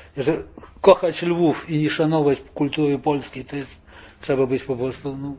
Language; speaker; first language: Polish; non-native, fluent; Russian